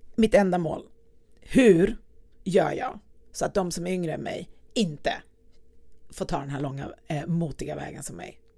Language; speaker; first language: Swedish; early bilingual, other home language; Persian